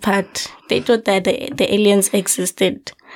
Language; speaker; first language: English; non-native, local second language; Southern Sotho